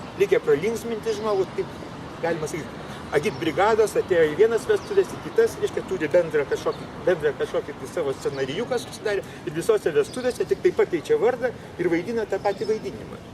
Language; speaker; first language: Lithuanian; native; Lithuanian